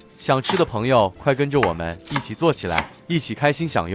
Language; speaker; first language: Chinese; native; Chinese